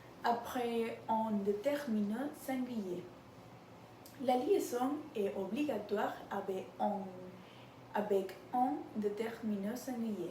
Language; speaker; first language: French; non-native, learner; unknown